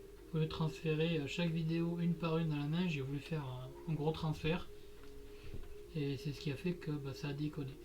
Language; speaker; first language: French; native; French